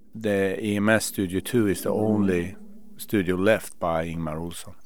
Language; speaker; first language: English; non-native, fluent; Swedish